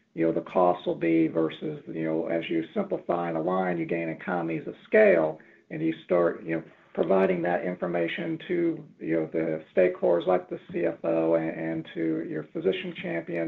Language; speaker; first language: English; native; English